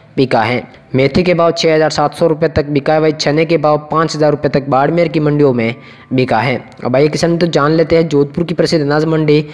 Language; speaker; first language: Hindi; native; Hindi